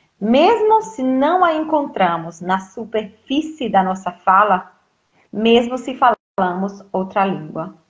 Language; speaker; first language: Portuguese; native; Portuguese